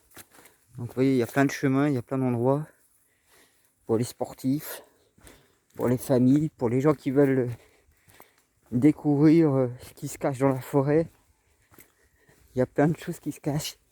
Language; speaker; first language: French; native; French